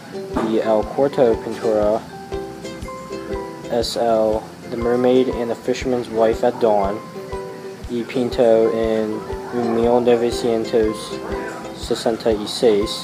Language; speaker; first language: Spanish; non-native, learner; English